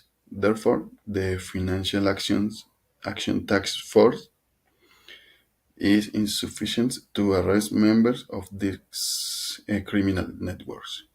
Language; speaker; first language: English; non-native, learner; Spanish